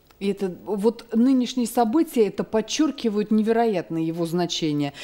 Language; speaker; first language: Russian; native; Russian